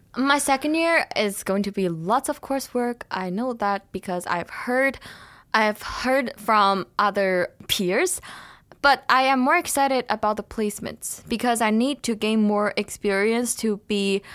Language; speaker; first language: English; non-native, fluent; Chinese